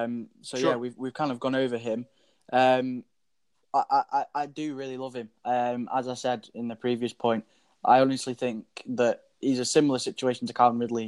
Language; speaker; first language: English; native; English